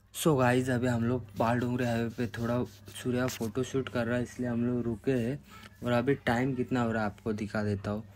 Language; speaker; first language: Hindi; non-native, local second language; Marathi